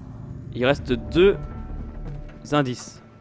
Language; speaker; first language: French; native; French